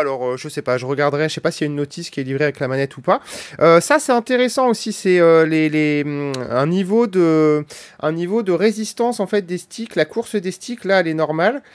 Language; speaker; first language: French; native; French